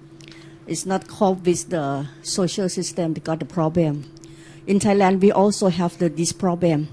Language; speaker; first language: English; non-native, learner; Thai